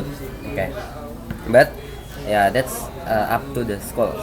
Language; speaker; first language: English; non-native, learner; Indonesian